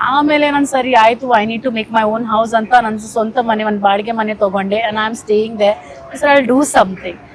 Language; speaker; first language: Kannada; non-native, fluent; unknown